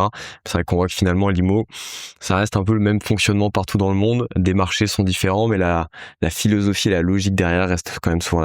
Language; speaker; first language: French; native; French